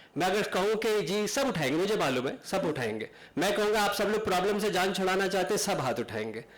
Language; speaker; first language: Urdu; native; Urdu